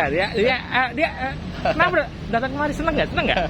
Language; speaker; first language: Indonesian; native; Indonesian